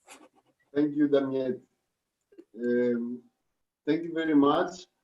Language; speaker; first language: English; non-native, fluent; Greek